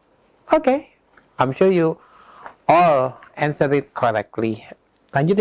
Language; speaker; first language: English; non-native, fluent; Indonesian